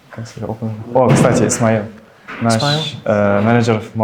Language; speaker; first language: Russian; non-native, local second language; Uzbek